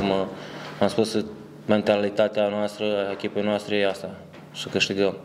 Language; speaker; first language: Romanian; early bilingual, heritage; Romanian